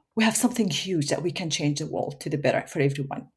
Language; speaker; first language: English; non-native, fluent; Arabic